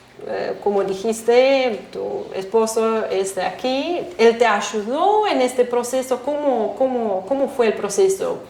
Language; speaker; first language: Spanish; non-native, fluent; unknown